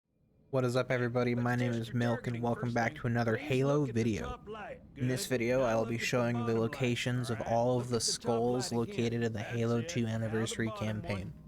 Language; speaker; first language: English; native; English